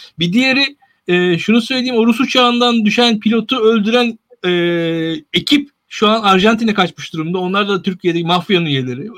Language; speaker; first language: Turkish; native; Turkish